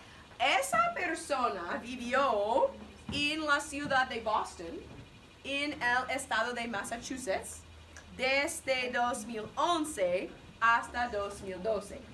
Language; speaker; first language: Spanish; non-native, fluent; English